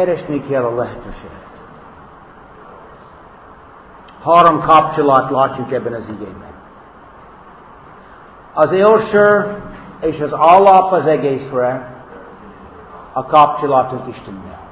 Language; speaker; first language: Hungarian; non-native, fluent; English